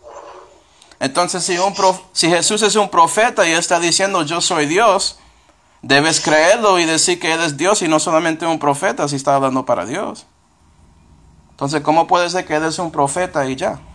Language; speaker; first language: Spanish; non-native, fluent; English